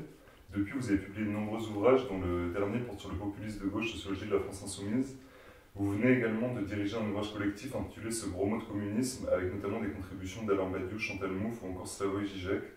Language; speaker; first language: French; native; French